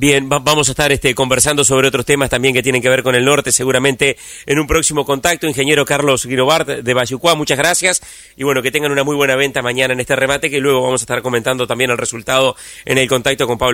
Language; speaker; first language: Spanish; native; Spanish